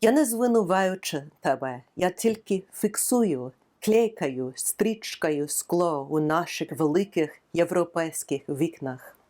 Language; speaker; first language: Ukrainian; non-native, fluent; English